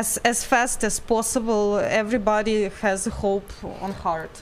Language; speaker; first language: English; non-native, learner; Ukrainian